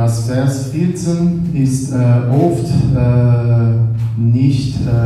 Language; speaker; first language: German; non-native, learner; Portuguese